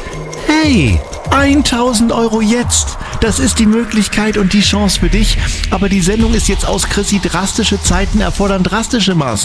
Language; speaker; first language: German; native; German